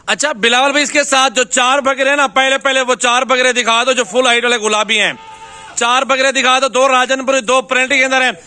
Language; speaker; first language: Urdu; non-native, local second language; Punjabi